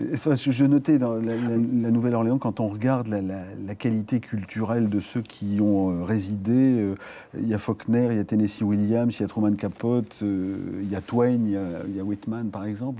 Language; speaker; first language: French; native; French